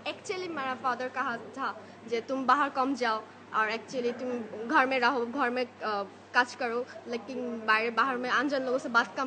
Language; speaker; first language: Hindi; non-native, learner; Bangla